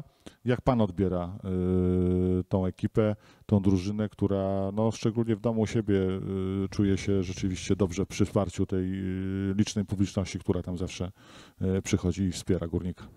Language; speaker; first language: Polish; native; Polish